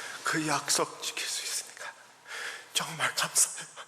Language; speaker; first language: Korean; early bilingual, heritage; English